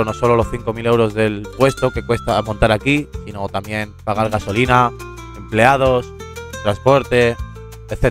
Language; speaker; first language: Spanish; native; Spanish